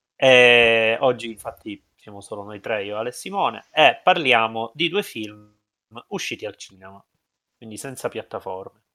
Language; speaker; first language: Italian; native; Italian